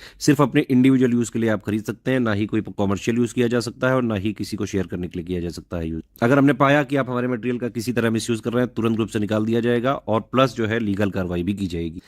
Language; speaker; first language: Hindi; native; Hindi